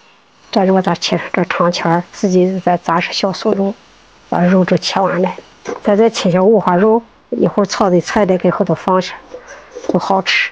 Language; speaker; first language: Chinese; native; Chinese